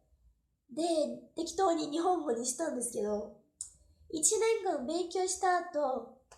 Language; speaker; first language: Japanese; non-native, fluent; Portuguese